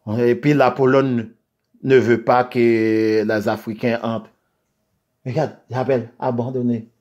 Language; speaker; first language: French; non-native, local second language; Haitian Creole